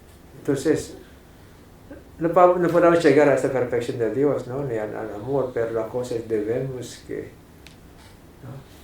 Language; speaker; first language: Spanish; non-native, fluent; English